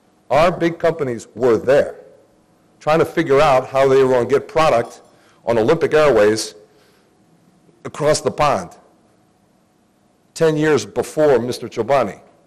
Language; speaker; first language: English; early bilingual, other home language; Greek